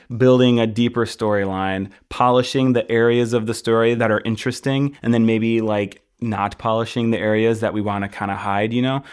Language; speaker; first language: English; native; English